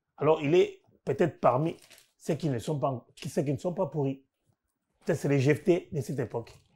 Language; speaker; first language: French; non-native, local second language; Lingala